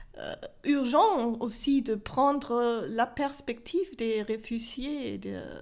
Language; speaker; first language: French; non-native, fluent; German